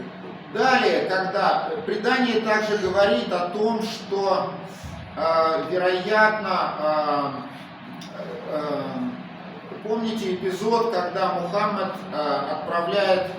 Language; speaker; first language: Russian; native; Russian